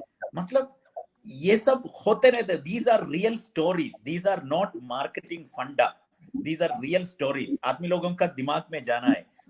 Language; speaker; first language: Hindi; non-native, fluent; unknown